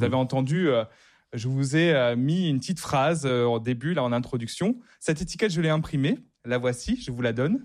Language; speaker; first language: French; native; French